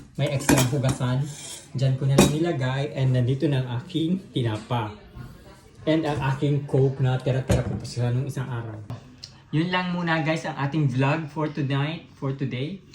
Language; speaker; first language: Filipino; non-native, local second language; Bikol